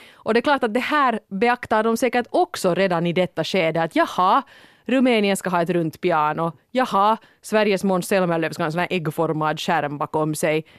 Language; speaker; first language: Swedish; native; Swedish